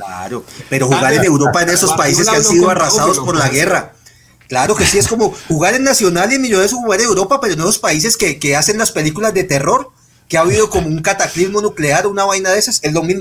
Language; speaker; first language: Spanish; native; Spanish